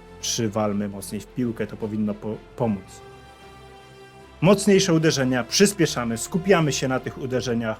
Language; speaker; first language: Polish; native; Polish